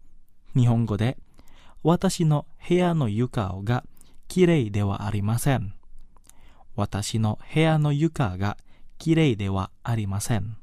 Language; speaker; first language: Japanese; non-native, fluent; Indonesian